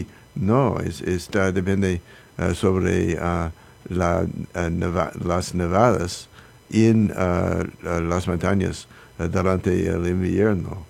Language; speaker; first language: Spanish; non-native, learner; English